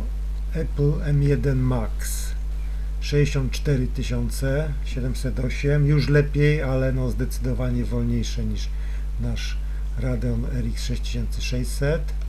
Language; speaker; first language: Polish; native; Polish